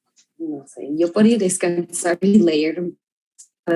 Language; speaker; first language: Spanish; non-native, fluent; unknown